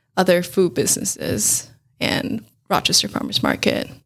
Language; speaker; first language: English; non-native, fluent; Chinese